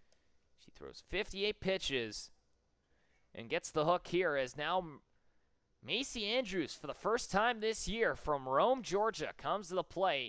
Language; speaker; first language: English; native; English